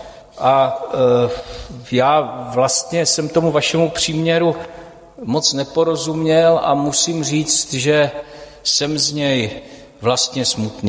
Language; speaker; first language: Czech; native; Czech